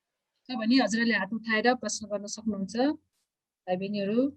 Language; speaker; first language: Nepali; native; Nepali